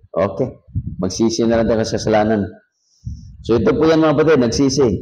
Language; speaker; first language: Filipino; native; Filipino